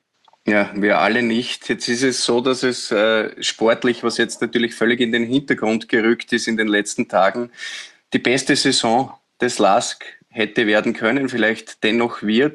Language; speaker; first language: German; native; German